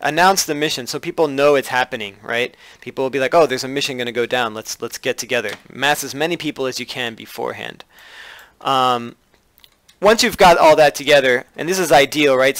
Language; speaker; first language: English; native; English